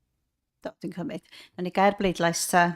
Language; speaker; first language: Welsh; native; Welsh